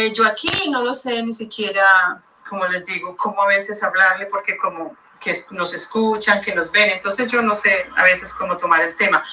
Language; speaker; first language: Spanish; native; Spanish